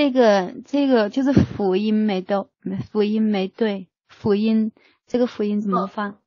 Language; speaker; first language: Chinese; native; Chinese